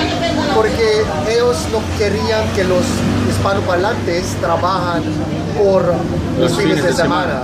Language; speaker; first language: Spanish; non-native, fluent; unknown